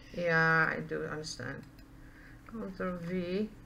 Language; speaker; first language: English; non-native, fluent; Dutch